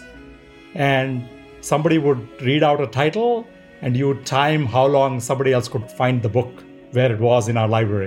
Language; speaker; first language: English; non-native, local second language; Telugu